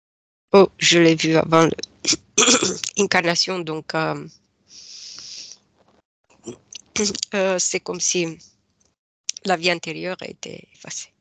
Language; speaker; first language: French; non-native, fluent; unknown